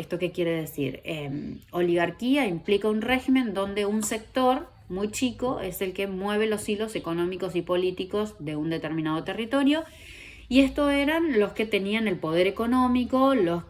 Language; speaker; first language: Spanish; native; Spanish